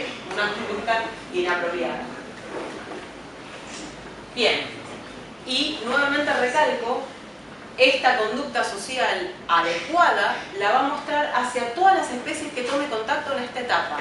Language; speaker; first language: Spanish; native; Spanish